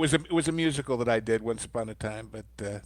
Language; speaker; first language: English; native; English